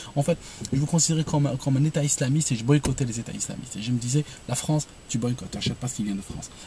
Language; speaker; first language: French; non-native, local second language; Arabic